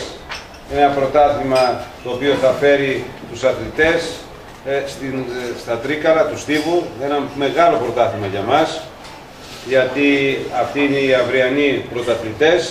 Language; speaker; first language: Greek; native; Greek